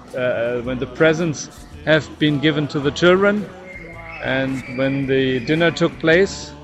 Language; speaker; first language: English; non-native, fluent; German